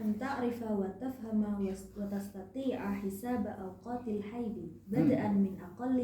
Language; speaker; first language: Arabic; non-native, learner; Indonesian